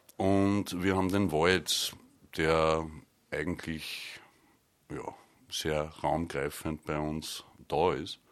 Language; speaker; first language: German; native; German